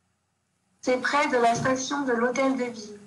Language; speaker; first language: French; non-native, learner; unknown